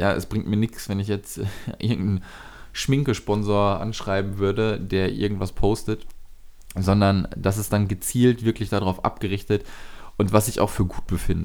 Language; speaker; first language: German; native; German